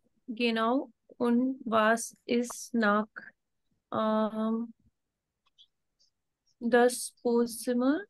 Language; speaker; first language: German; non-native, learner; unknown